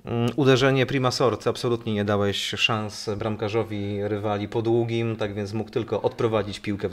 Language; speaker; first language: Polish; native; Polish